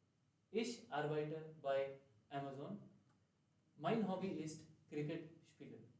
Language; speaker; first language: German; non-native, fluent; Hindi